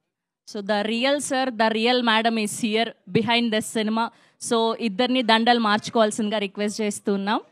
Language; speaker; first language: Telugu; native; Telugu